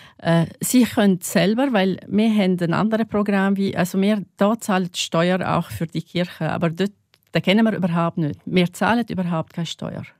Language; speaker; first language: German; non-native, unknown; Arabic